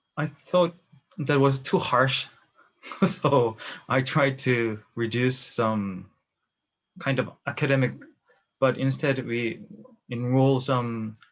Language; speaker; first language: English; non-native, learner; Korean